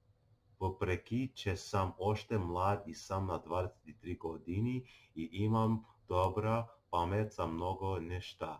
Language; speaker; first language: Bulgarian; non-native, learner; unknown